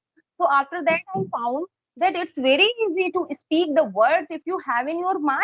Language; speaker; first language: English; non-native, fluent; Hindi